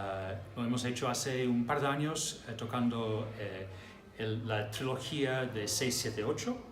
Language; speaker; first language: Spanish; non-native, fluent; English